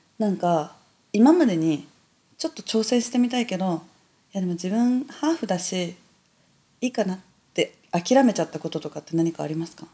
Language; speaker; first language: Japanese; native; Japanese